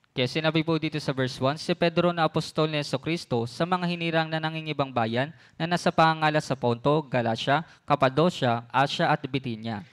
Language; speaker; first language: Filipino; native; Filipino